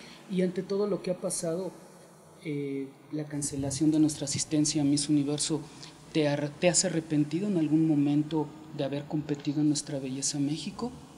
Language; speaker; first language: Spanish; native; Spanish